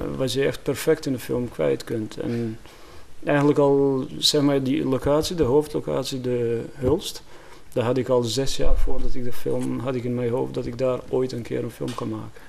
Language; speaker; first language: Dutch; non-native, fluent; Albanian